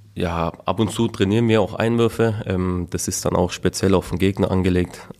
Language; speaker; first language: German; native; German